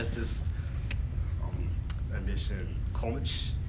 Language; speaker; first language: German; non-native, learner; English